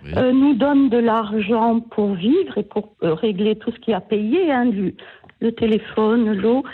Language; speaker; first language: French; native; French